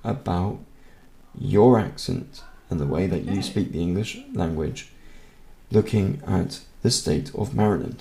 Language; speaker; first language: English; non-native, local second language; Hungarian